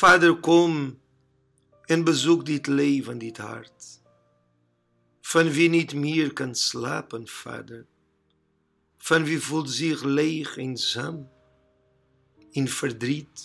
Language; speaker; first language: Dutch; non-native, learner; Portuguese